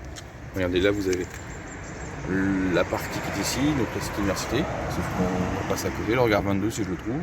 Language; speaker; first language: French; native; French